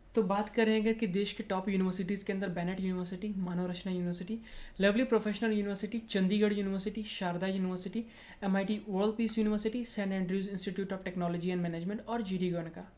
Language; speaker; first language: Hindi; non-native, local second language; Marathi